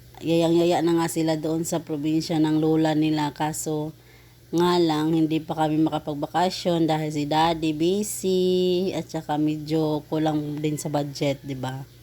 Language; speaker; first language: Filipino; native; Filipino